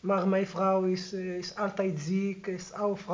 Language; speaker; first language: Dutch; non-native, learner; Arabic